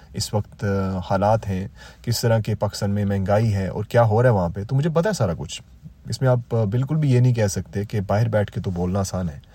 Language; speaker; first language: Urdu; native; Urdu